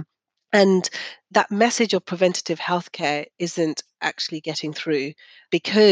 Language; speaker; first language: English; early bilingual, other home language; Punjabi